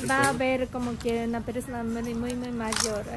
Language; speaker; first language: Spanish; non-native, learner; Japanese